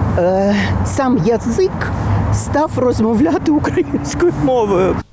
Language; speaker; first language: Ukrainian; non-native, local second language; Russian